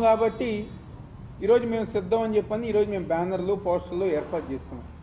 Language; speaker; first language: Telugu; native; Telugu